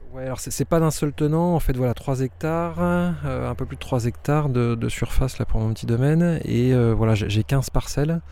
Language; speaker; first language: French; native; French